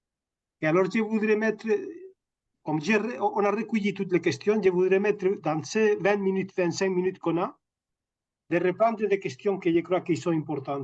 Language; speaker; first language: French; non-native, fluent; Catalan